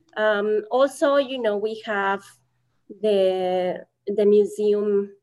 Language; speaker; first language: English; non-native, fluent; Spanish